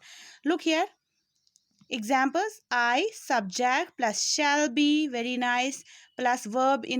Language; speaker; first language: English; non-native, local second language; Urdu